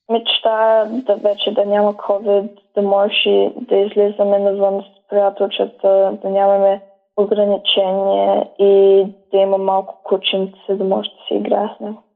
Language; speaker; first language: Bulgarian; early bilingual, heritage; Bulgarian